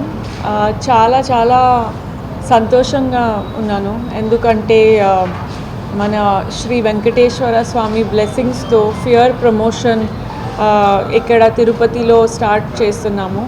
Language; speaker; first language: Telugu; non-native, fluent; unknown